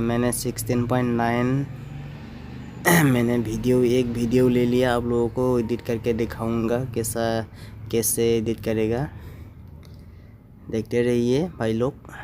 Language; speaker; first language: Hindi; non-native, local second language; Assamese